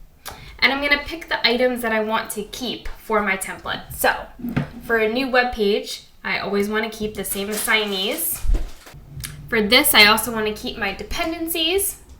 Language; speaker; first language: English; native; English